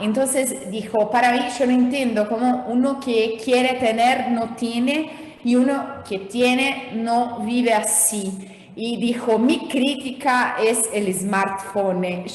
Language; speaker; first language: Spanish; non-native, fluent; Portuguese